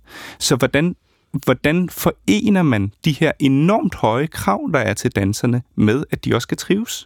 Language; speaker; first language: Danish; non-native, fluent; English